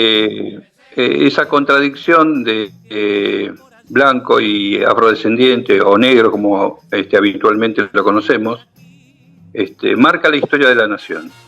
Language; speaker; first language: Spanish; native; Spanish